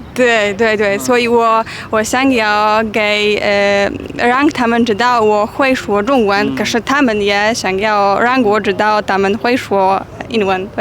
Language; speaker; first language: Chinese; non-native, learner; Polish